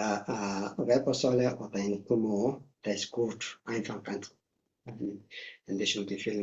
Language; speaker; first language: German; non-native, learner; Tibetan